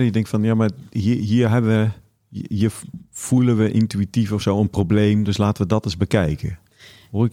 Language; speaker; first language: Dutch; native; Dutch